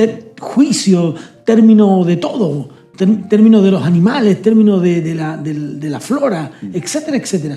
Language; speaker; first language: Spanish; native; Spanish